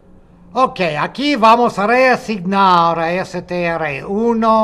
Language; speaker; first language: Spanish; non-native, fluent; English